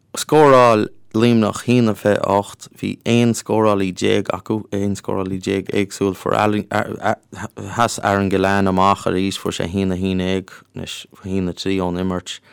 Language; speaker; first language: Irish; native; Irish